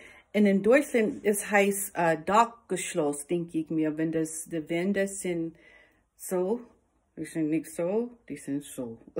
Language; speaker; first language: German; non-native, learner; English